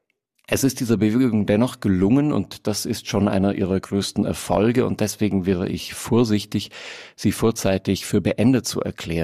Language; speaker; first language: German; native; German